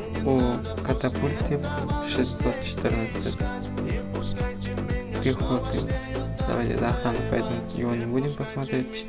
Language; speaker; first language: Russian; non-native, fluent; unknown